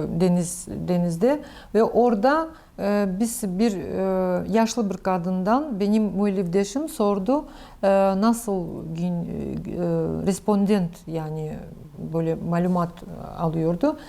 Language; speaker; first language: Turkish; non-native, learner; Crimean Tatar